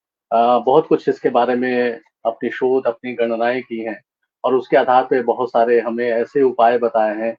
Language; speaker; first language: Hindi; native; Hindi